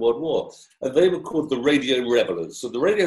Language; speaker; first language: English; native; English